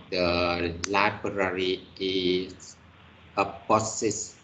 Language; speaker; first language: English; non-native, learner; Vietnamese